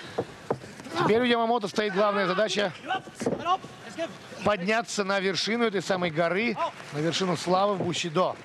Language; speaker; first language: Russian; native; Russian